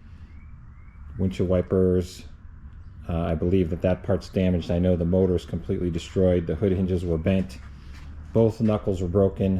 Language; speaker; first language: English; native; English